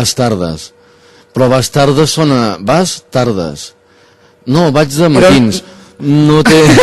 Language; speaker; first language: Catalan; native; Catalan